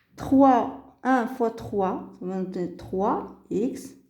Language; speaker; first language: French; non-native, local second language; Arabic